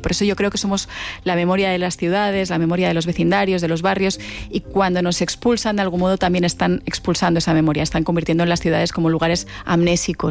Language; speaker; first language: Spanish; native; Spanish